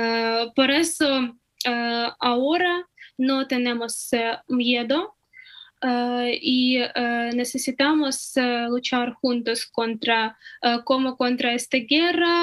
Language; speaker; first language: Spanish; non-native, fluent; Ukrainian